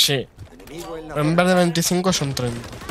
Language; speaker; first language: Spanish; native; Spanish